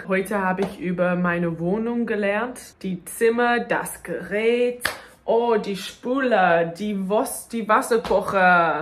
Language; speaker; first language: German; non-native, learner; English